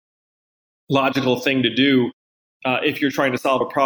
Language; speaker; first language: English; native; English